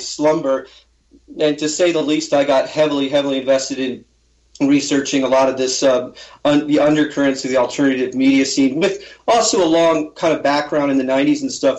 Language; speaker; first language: English; native; English